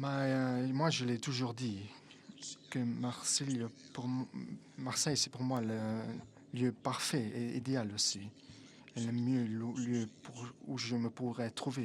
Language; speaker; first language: French; non-native, fluent; Italian